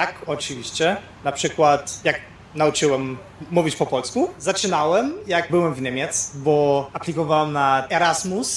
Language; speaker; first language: Polish; non-native, fluent; German